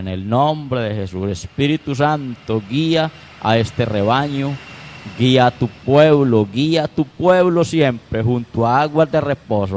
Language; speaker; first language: Spanish; native; Spanish